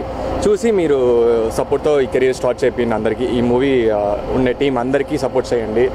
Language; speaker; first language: Telugu; non-native, learner; Tamil